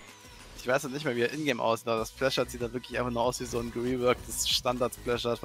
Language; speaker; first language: German; native; German